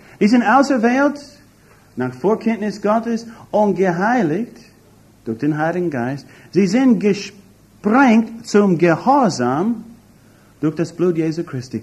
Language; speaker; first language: German; non-native, fluent; English